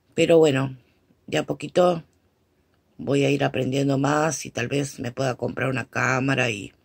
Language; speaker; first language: Spanish; native; Spanish